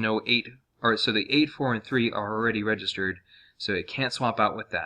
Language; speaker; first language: English; native; English